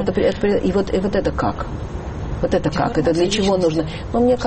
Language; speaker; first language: Russian; native; Russian